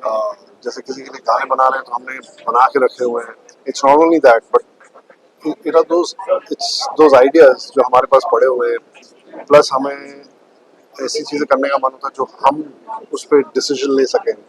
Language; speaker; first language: Hindi; native; Hindi